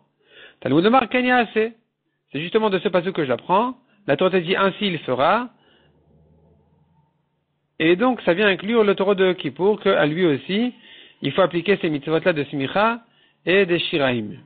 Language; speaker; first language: French; native; French